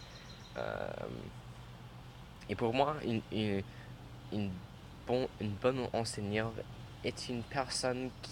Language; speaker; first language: French; non-native, learner; English